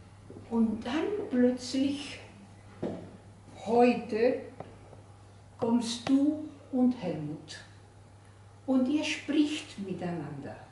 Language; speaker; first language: German; non-native, fluent; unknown